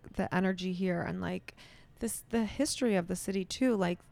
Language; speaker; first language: English; native; English